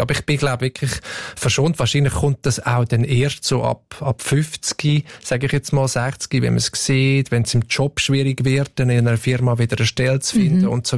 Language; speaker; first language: German; native; German